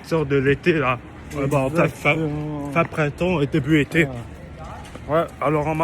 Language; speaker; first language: French; native; French